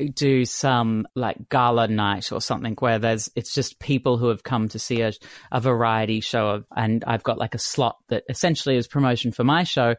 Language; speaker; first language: English; native; English